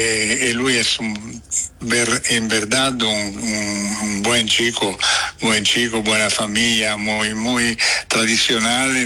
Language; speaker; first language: Spanish; non-native, fluent; Italian